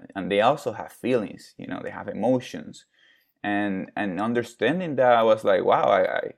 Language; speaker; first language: English; non-native, fluent; Spanish